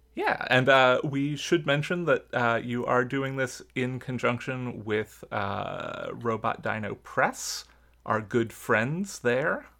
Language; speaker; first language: English; native; English